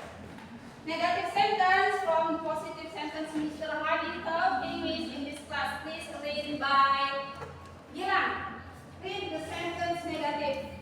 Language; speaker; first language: English; non-native, learner; Indonesian